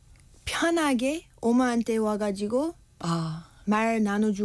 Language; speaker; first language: Korean; non-native, learner; English